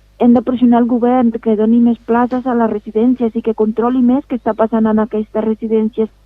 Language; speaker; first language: Catalan; non-native, fluent; Spanish